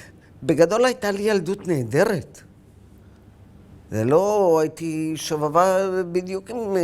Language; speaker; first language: Hebrew; early bilingual, other home language; Arabic